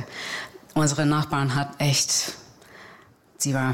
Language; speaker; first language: German; non-native, learner; English